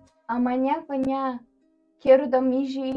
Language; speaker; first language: Portuguese; non-native, learner; Kyrgyz